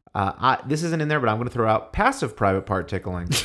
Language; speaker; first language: English; native; English